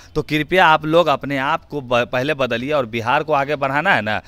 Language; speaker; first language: Hindi; native; Hindi